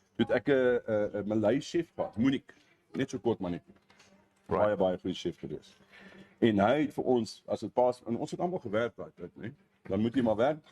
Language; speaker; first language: Afrikaans; non-native, local second language; German